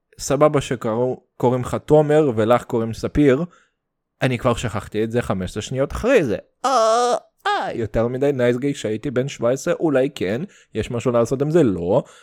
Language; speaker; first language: Hebrew; early bilingual, other home language; Russian